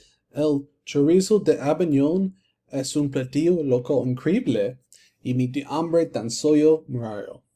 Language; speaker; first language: Spanish; non-native, learner; English